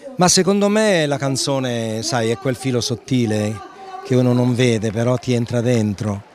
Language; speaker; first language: Italian; native; Italian